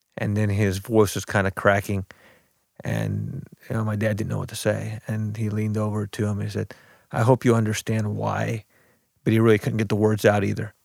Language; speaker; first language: English; early bilingual, other home language; Arabic